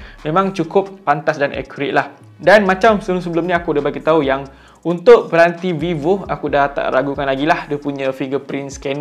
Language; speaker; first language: Malay; native; Malay